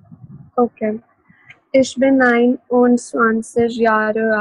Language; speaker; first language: German; non-native, learner; Hindi